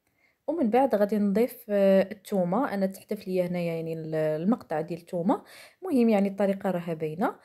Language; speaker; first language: Arabic; native; Arabic